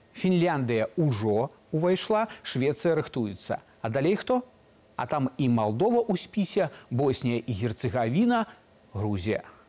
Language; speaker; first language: Belarusian; native; Belarusian